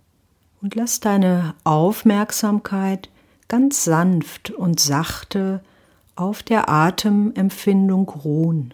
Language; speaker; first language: German; native; German